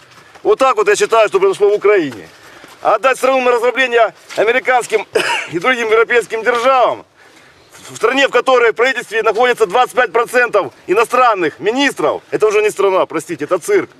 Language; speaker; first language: Russian; native; Russian